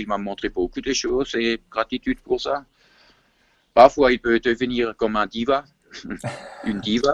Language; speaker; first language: French; non-native, fluent; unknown